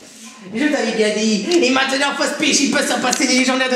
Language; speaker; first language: French; native; French